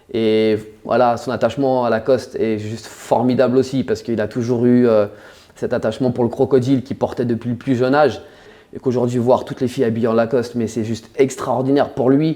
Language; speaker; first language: French; native; French